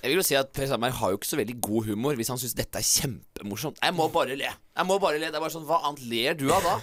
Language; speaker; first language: Norwegian; native; Norwegian